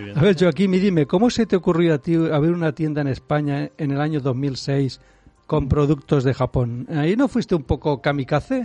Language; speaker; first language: Spanish; native; Spanish